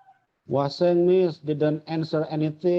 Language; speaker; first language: English; non-native, learner; Indonesian